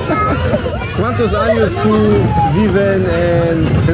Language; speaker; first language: Spanish; non-native, learner; German